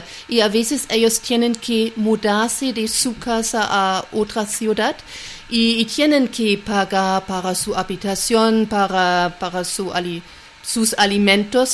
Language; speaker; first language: Spanish; non-native, fluent; German